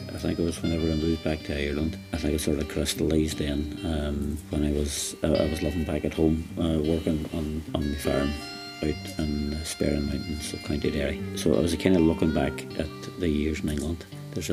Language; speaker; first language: English; native; English